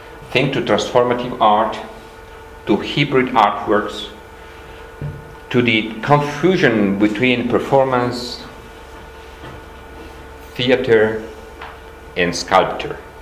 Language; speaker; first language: English; non-native, fluent; Italian